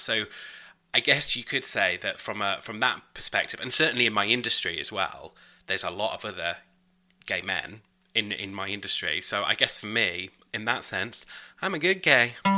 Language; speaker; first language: English; native; English